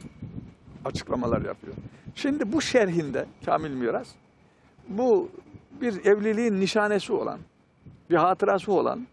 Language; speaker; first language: Turkish; native; Turkish